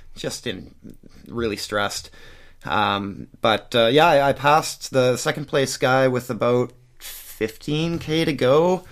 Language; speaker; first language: English; native; English